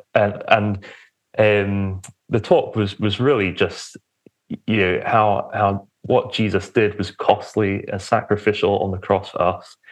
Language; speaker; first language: English; native; English